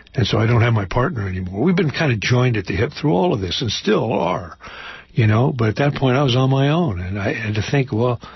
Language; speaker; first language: English; native; English